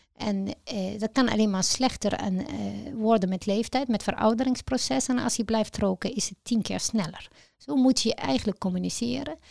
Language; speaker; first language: Dutch; non-native, fluent; Arabic